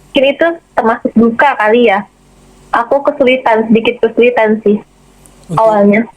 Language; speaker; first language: Indonesian; native; Indonesian